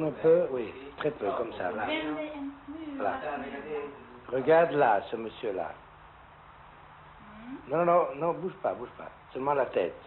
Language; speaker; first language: French; non-native, fluent; Italian